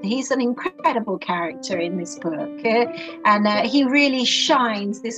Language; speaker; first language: English; native; English